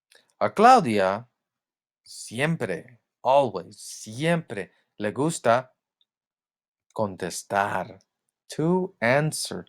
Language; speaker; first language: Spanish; non-native, fluent; English